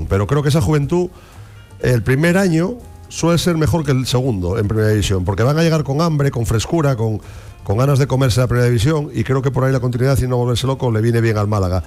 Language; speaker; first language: Spanish; native; Spanish